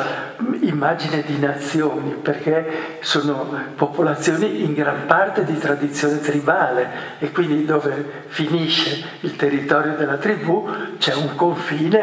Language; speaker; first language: Italian; native; Italian